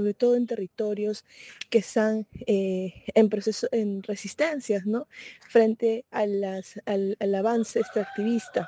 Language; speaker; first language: Spanish; native; Spanish